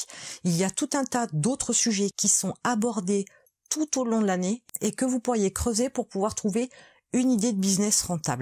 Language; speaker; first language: French; native; French